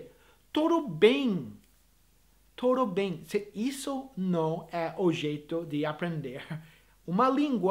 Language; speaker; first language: Portuguese; non-native, fluent; English